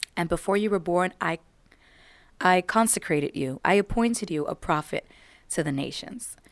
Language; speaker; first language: English; native; English